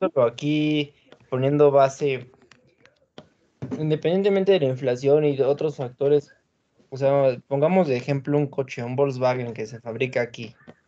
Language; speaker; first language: Spanish; native; Spanish